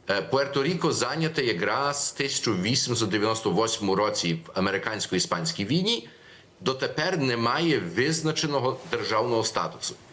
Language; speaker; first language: Ukrainian; early bilingual, heritage; Ukrainian